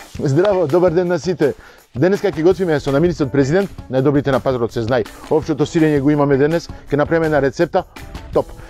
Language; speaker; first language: Macedonian; non-native, fluent; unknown